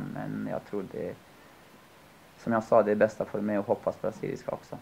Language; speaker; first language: Swedish; non-native, fluent; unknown